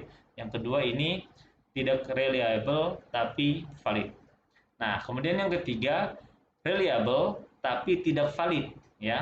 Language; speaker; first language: Indonesian; native; Indonesian